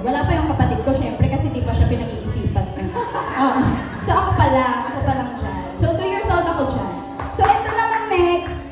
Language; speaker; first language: Filipino; native; Filipino